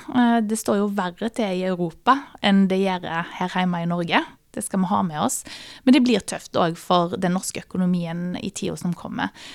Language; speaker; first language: Norwegian; native; Norwegian